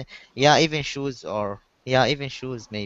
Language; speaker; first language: English; non-native, learner; Arabic